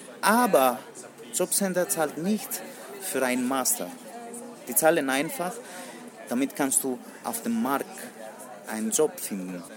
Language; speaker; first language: German; non-native, learner; Greek